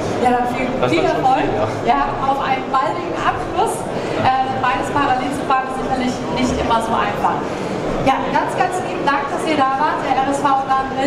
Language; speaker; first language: German; native; German